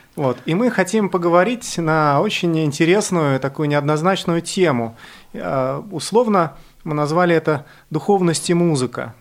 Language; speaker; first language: Russian; native; Russian